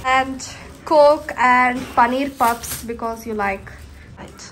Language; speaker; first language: English; non-native, local second language; Kannada